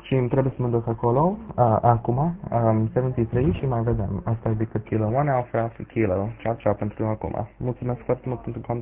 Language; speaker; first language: Romanian; early bilingual, heritage; English